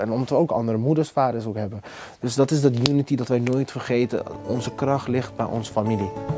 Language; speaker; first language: Dutch; non-native, fluent; English